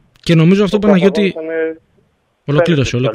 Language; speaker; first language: Greek; native; Greek